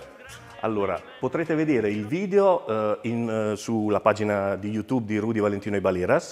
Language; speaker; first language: Italian; native; Italian